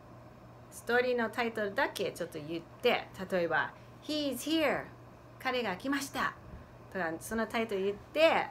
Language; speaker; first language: Japanese; non-native, fluent; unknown